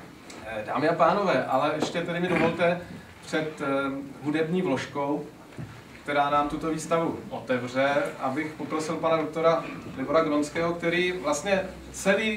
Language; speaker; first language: Czech; native; Czech